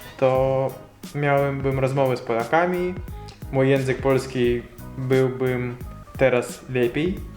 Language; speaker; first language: Polish; non-native, learner; Russian